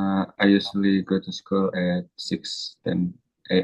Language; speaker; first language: English; non-native, learner; Indonesian